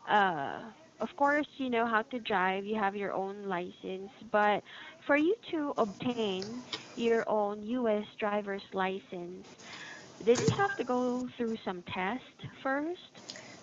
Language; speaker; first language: English; non-native, fluent; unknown